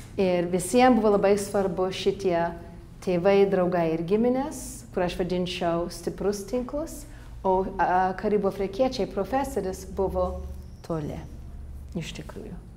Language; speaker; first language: Lithuanian; early bilingual, heritage; Lithuanian